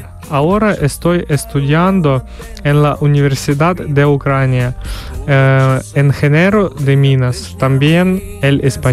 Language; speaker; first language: Spanish; non-native, learner; Ukrainian